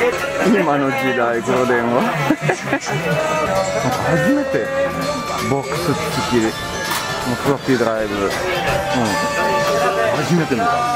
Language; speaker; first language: Japanese; non-native, fluent; Italian